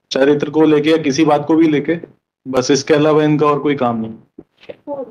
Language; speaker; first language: Hindi; native; Hindi